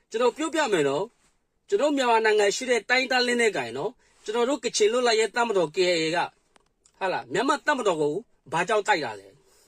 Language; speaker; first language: Burmese; non-native, local second language; Kachin